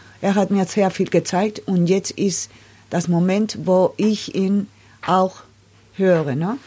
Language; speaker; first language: German; non-native, learner; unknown